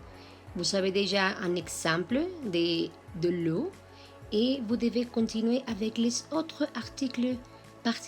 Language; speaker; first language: French; non-native, learner; Spanish